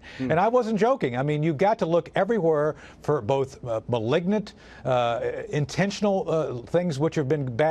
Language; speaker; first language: English; native; English